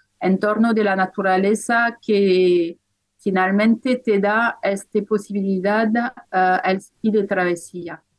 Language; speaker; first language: Spanish; non-native, fluent; French